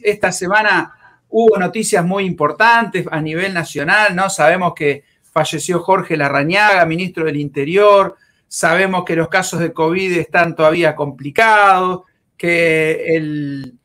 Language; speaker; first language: Spanish; native; Spanish